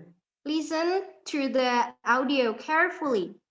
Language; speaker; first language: English; non-native, fluent; Indonesian